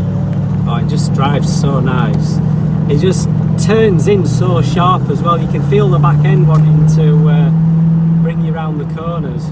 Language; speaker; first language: English; native; English